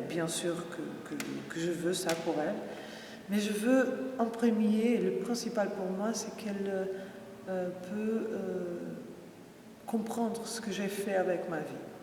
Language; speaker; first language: French; non-native, fluent; Portuguese